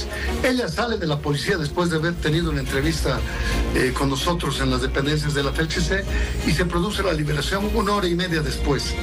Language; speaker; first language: Spanish; native; Spanish